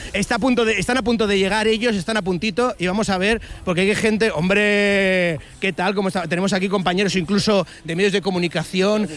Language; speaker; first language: Spanish; native; Spanish